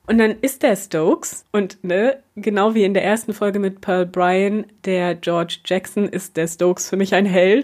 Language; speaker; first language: German; native; German